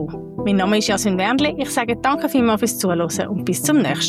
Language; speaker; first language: German; native; German